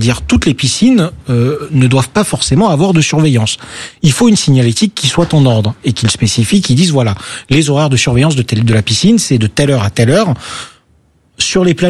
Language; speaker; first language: French; native; French